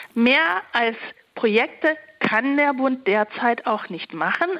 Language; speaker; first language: German; early bilingual, other home language; Turkish